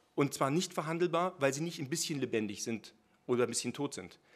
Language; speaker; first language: German; native; German